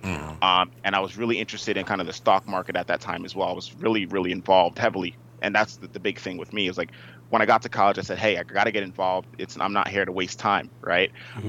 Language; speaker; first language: English; native; English